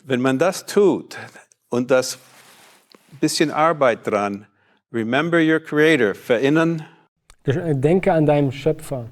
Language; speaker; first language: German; non-native, fluent; English